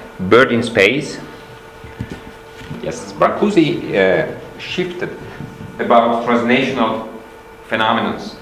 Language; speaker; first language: English; non-native, fluent; Italian